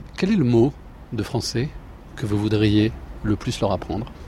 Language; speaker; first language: French; native; French